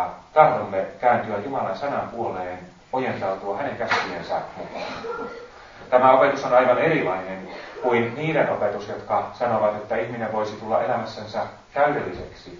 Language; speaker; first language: Finnish; native; Finnish